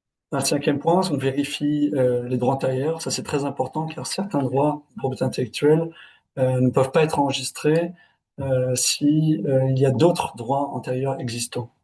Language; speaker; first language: French; native; French